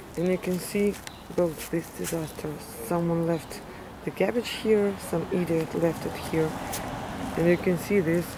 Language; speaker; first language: English; non-native, fluent; Russian